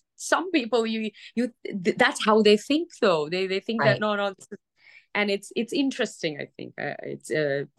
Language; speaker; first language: English; early bilingual, other home language; Arabic